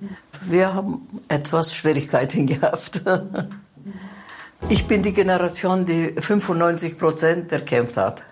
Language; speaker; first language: German; non-native, fluent; Greek